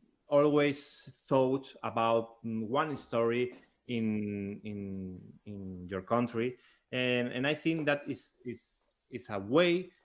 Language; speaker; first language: English; non-native, learner; Spanish